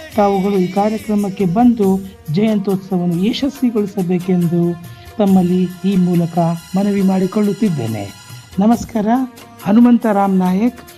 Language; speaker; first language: Kannada; non-native, local second language; Lambadi